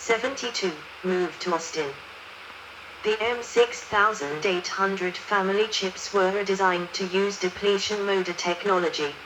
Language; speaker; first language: English; non-native, learner; Danish